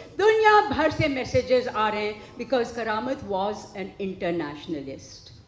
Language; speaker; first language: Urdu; non-native, local second language; English